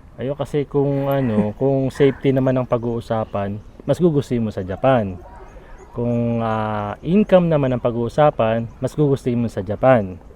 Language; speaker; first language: Filipino; native; Filipino